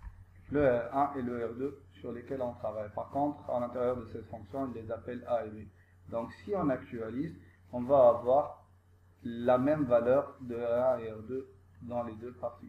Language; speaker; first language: French; non-native, local second language; Arabic